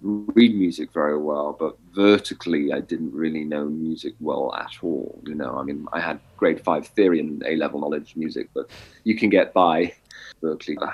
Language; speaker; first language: English; native; English